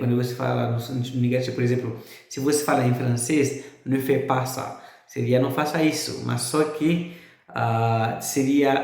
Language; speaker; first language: Portuguese; non-native, fluent; Haitian Creole